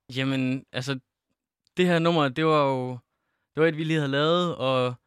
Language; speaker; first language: Danish; native; Danish